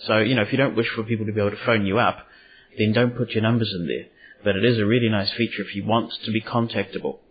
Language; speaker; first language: English; native; English